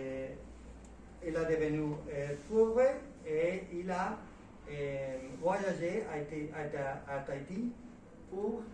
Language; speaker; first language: French; non-native, learner; Spanish